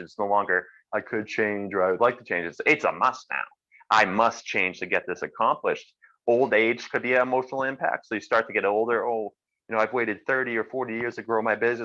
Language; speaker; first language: English; native; English